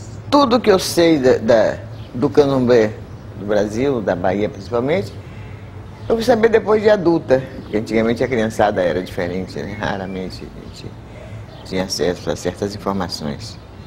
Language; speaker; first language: Portuguese; native; Portuguese